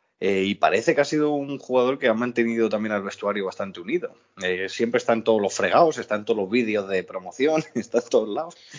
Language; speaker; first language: Spanish; native; Spanish